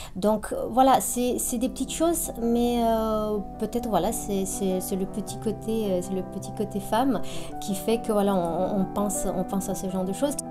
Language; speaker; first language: French; non-native, fluent; Romanian